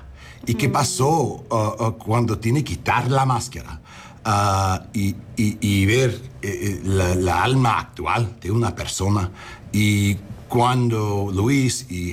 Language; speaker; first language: Spanish; non-native, learner; English